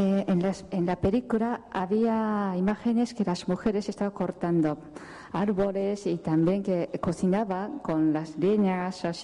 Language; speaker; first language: Spanish; non-native, fluent; Japanese